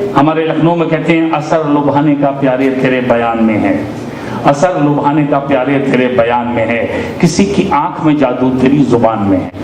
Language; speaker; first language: Urdu; native; Urdu